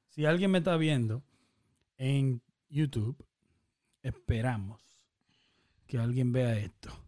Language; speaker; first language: Spanish; early bilingual, heritage; Spanish